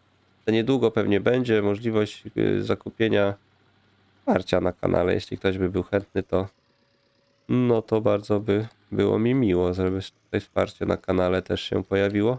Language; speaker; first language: Polish; native; Polish